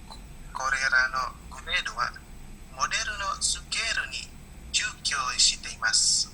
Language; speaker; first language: Japanese; non-native, learner; Indonesian